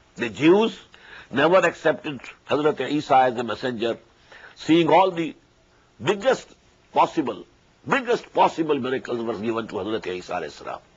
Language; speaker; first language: English; non-native, local second language; Urdu